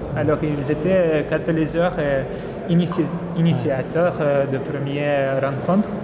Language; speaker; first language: French; non-native, fluent; Ukrainian